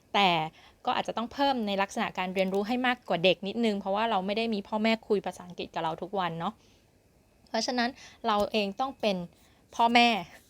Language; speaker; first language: Thai; native; Thai